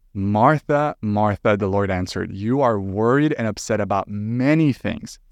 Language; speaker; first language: English; non-native, fluent; Spanish